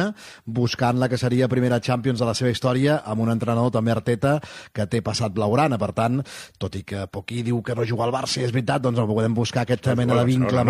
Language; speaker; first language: Catalan; native; Catalan